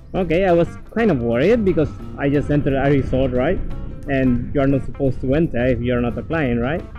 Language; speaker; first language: English; non-native, fluent; Spanish